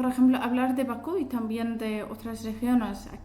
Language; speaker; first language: Spanish; non-native, fluent; Azerbaijani